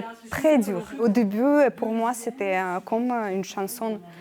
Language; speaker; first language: French; non-native, learner; Ukrainian